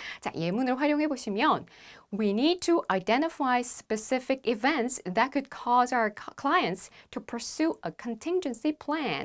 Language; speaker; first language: English; non-native, fluent; Korean